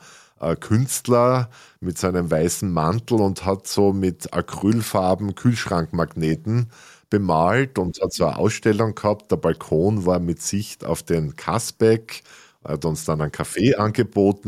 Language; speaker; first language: German; native; German